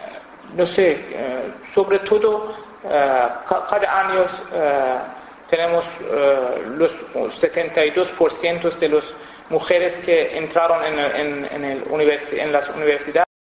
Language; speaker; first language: Spanish; non-native, fluent; Persian